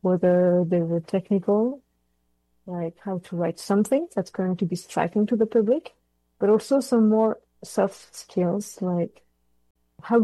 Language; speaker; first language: English; non-native, fluent; French